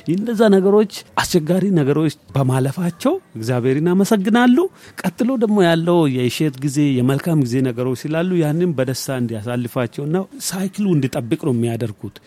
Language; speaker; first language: Amharic; non-native, local second language; Oromo